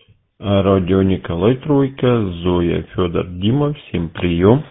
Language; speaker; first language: Russian; non-native, learner; German